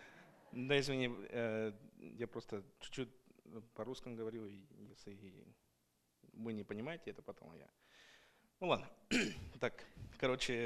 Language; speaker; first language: Russian; non-native, learner; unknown